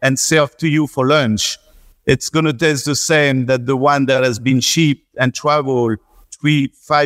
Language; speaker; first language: English; non-native, fluent; French